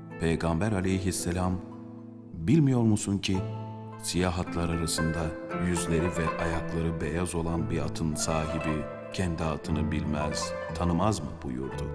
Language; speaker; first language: Turkish; native; Turkish